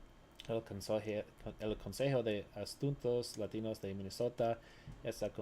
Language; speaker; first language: Spanish; non-native, learner; English